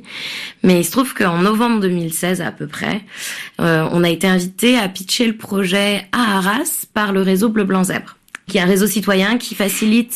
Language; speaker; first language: French; native; French